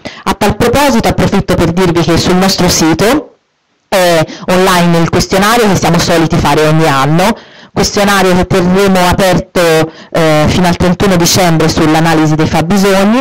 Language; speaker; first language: Italian; native; Italian